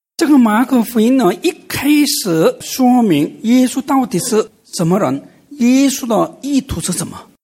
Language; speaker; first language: Chinese; non-native, fluent; Korean